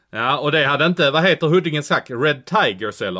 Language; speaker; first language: Swedish; native; Swedish